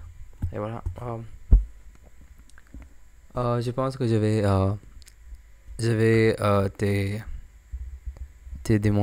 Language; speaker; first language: French; non-native, learner; English